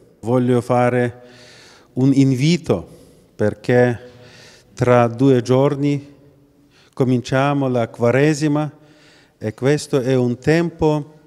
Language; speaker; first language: Italian; non-native, learner; Ukrainian